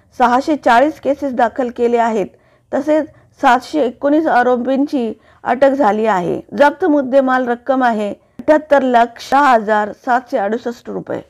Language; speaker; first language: Marathi; non-native, local second language; Urdu